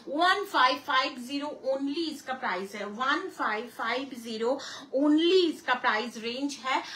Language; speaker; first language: Hindi; non-native, local second language; Bangla